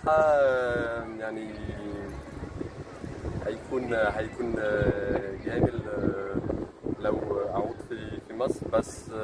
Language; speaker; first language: Arabic; non-native, fluent; French